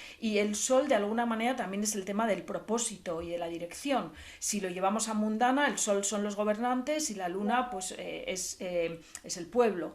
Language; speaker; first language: Spanish; native; Spanish